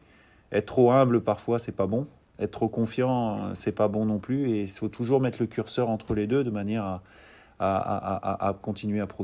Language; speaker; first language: French; native; French